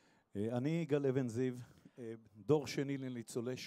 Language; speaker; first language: Hebrew; native; Hebrew